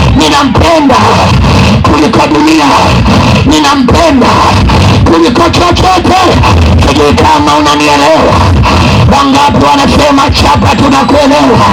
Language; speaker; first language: Swahili; native; Swahili